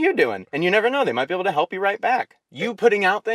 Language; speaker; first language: English; native; English